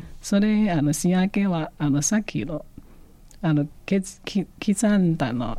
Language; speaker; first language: Japanese; non-native, fluent; Chinese